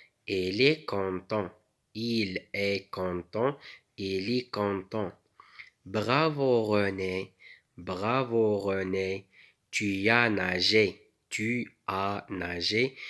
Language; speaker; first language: French; non-native, local second language; Arabic